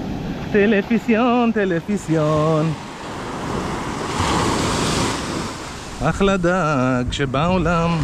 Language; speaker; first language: Hebrew; native; Hebrew